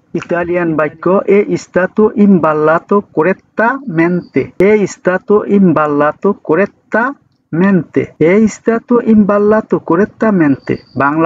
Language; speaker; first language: Italian; non-native, learner; Bangla